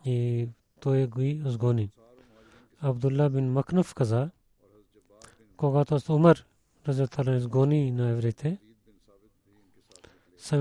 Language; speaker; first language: Bulgarian; non-native, learner; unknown